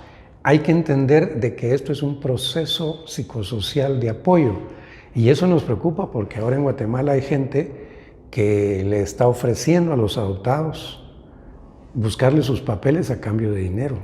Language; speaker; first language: Spanish; native; Spanish